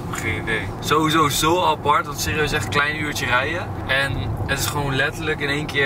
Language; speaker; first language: Dutch; native; Dutch